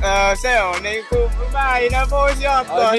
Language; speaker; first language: Finnish; native; Finnish